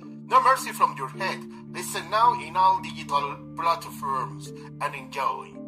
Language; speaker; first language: English; non-native, learner; Spanish